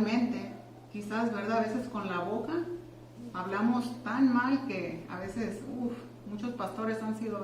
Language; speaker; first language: Spanish; native; Spanish